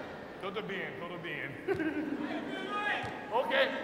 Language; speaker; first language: Spanish; non-native, learner; English